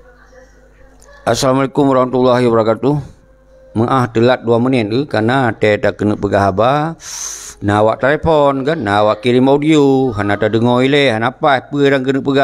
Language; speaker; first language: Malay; non-native, local second language; Achinese